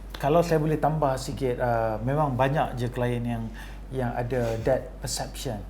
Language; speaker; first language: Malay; native; Malay